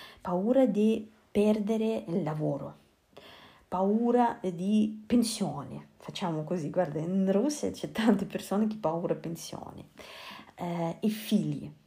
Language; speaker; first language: Italian; non-native, learner; Russian